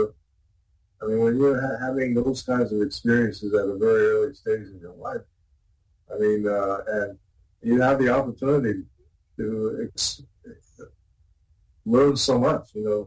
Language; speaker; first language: English; native; English